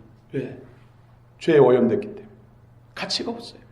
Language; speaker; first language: Korean; native; Korean